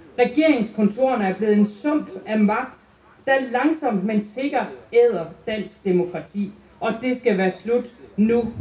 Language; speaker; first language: Swedish; native; Swedish